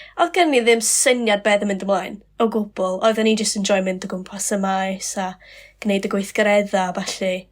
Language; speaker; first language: Welsh; non-native, local second language; English